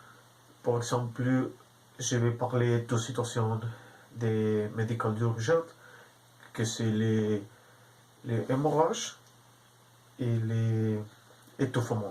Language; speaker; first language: French; non-native, learner; Spanish